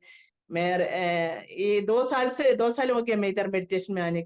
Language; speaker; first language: Hindi; non-native, local second language; Malayalam